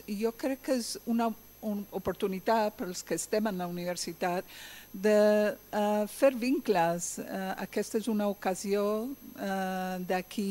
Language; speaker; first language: Catalan; non-native, fluent; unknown